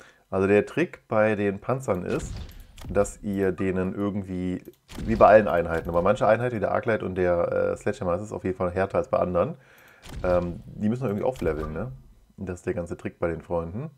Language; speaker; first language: German; native; German